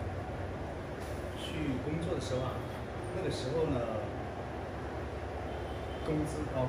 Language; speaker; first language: Chinese; native; Chinese